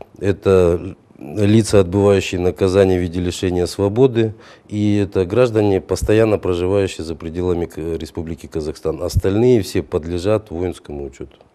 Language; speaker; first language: Russian; native; Russian